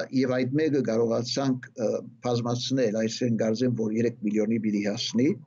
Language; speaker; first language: Armenian; early bilingual, heritage; Armenian